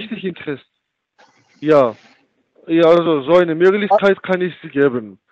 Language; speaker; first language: German; non-native, learner; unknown